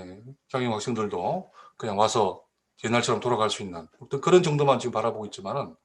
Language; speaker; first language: Korean; native; Korean